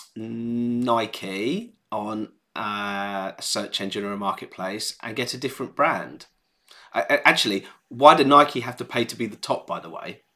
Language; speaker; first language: English; native; English